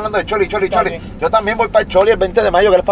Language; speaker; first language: Spanish; native; Spanish